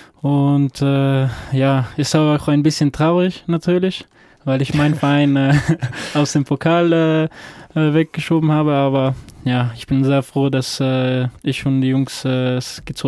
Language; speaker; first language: German; non-native, fluent; Croatian